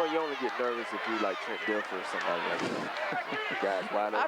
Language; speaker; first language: English; native; English